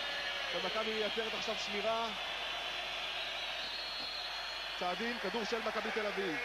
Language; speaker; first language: Hebrew; native; Hebrew